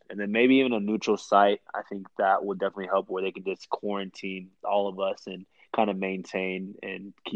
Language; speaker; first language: English; native; English